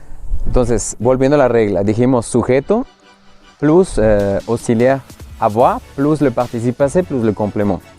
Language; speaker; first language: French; non-native, fluent; Spanish